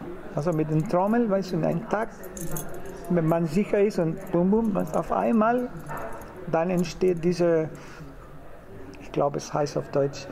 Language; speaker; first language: German; non-native, fluent; Spanish